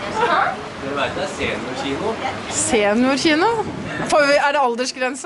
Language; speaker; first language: Norwegian; native; Norwegian